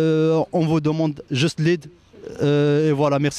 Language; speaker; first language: French; non-native, fluent; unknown